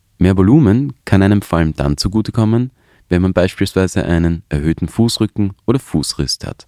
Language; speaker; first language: German; native; German